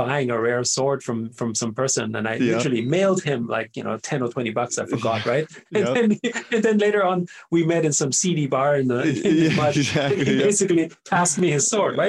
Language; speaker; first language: English; non-native, fluent; German